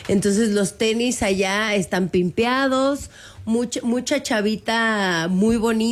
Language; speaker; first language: Spanish; native; Spanish